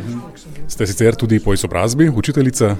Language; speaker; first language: Slovenian; native; Slovenian